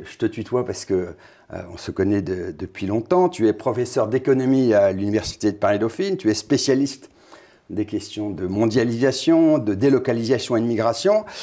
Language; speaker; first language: French; native; French